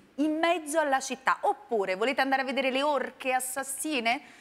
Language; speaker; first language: Italian; native; Italian